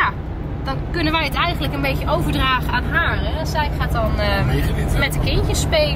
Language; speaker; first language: Dutch; native; Dutch